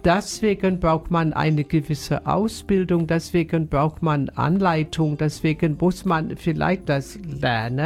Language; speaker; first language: German; non-native, fluent; English